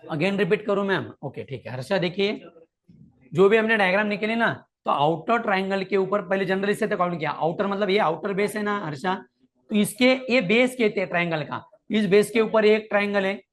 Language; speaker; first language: Hindi; non-native, local second language; Marathi